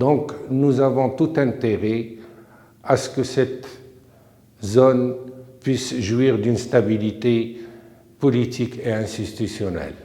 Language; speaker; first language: French; non-native, local second language; Arabic